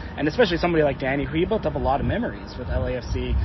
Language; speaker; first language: English; native; English